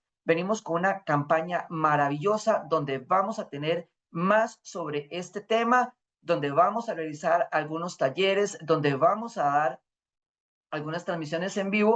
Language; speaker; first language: Spanish; native; Spanish